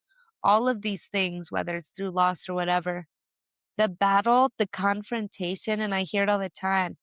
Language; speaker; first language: English; native; English